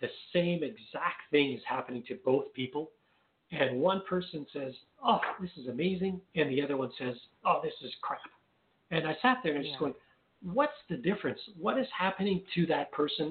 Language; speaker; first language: English; non-native, fluent; French